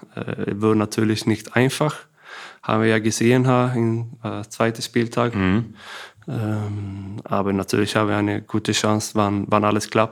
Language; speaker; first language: German; non-native, fluent; Swedish